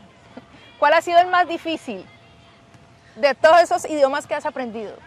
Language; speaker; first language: Spanish; native; Spanish